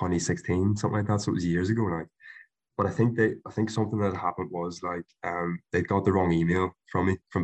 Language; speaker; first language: English; native; English